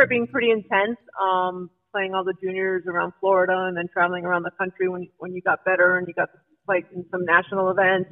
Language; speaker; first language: English; native; English